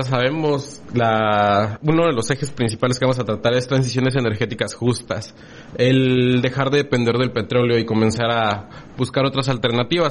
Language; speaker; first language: Spanish; native; Spanish